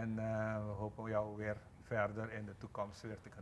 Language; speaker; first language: Dutch; non-native, local second language; Papiamento